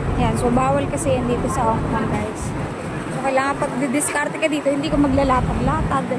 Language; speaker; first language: Filipino; native; Filipino